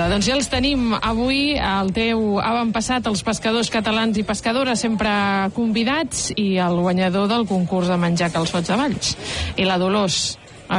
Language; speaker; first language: Catalan; native; Catalan